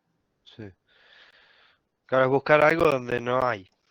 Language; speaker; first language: Spanish; native; Spanish